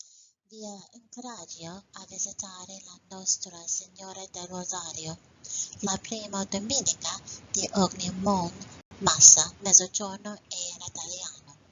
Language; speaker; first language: Italian; non-native, learner; English